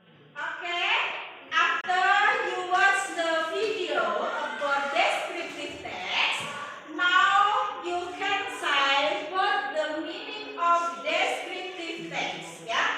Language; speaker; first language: English; non-native, learner; Indonesian